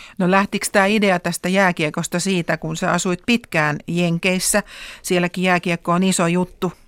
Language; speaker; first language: Finnish; native; Finnish